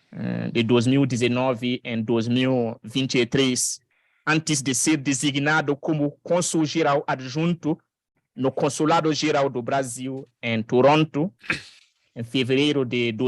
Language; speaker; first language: Portuguese; non-native, fluent; French